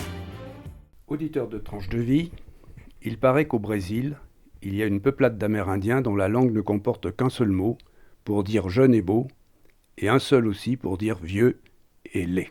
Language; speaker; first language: French; native; French